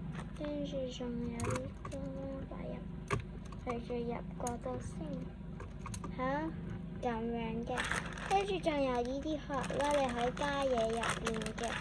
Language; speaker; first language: Cantonese; native; Cantonese